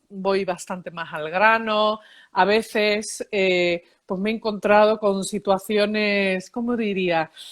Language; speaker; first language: Spanish; early bilingual, heritage; Spanish